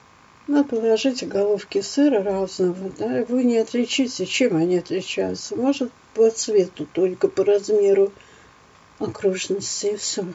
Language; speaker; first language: Russian; native; Russian